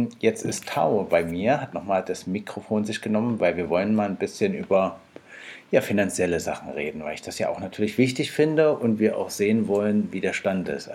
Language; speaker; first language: German; native; German